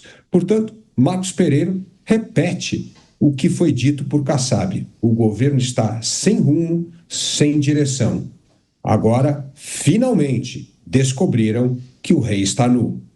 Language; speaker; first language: Portuguese; native; Portuguese